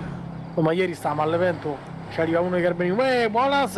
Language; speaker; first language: Italian; native; Italian